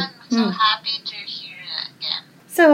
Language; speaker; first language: English; non-native, learner; Japanese